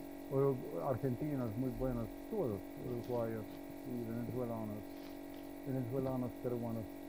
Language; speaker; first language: Spanish; non-native, learner; Slovenian